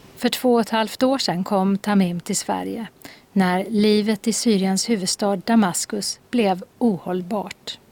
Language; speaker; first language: Swedish; native; Swedish